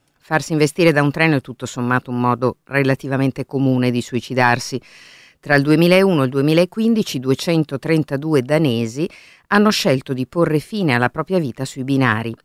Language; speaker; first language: Italian; native; Italian